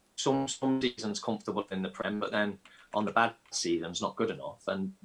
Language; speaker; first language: English; native; English